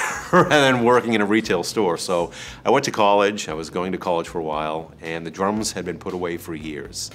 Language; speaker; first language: English; native; English